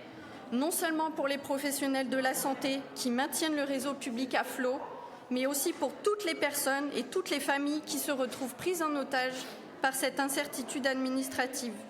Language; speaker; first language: French; native; French